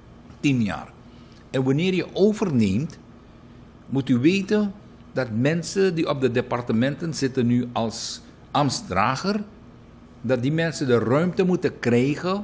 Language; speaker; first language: Dutch; native; Dutch